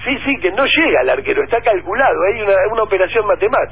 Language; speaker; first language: Spanish; native; Spanish